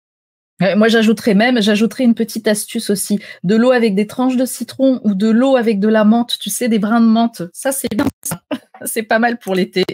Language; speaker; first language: French; native; French